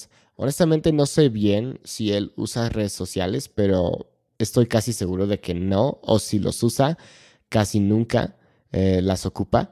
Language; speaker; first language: Spanish; non-native, fluent; English